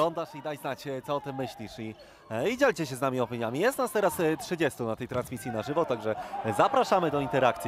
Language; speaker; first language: Polish; native; Polish